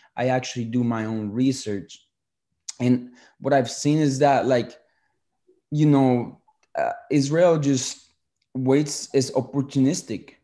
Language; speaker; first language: English; early bilingual, other home language; Spanish